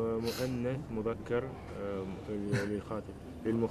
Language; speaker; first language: Arabic; non-native, learner; French